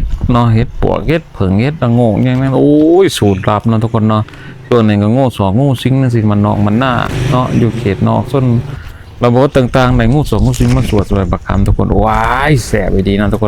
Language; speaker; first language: Thai; non-native, local second language; Northeastern Thai